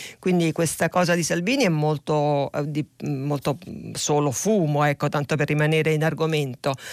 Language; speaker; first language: Italian; native; Italian